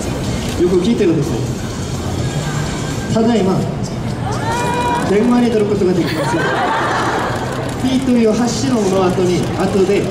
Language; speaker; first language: Japanese; non-native, learner; Korean